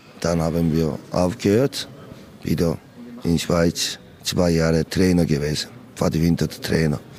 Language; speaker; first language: German; non-native, learner; Korean